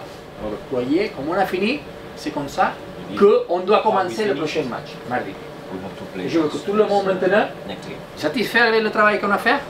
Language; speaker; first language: French; non-native, fluent; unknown